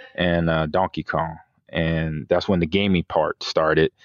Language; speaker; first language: English; native; English